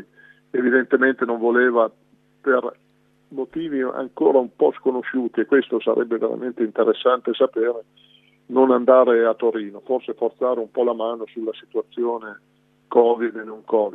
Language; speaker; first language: Italian; native; Italian